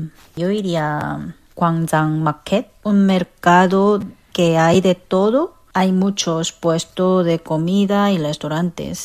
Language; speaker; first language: Spanish; non-native, fluent; Korean